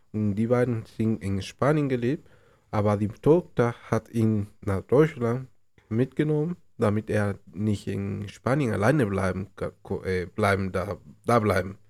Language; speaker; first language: German; non-native, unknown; Spanish